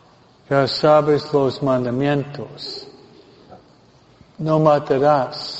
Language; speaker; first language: Spanish; non-native, fluent; English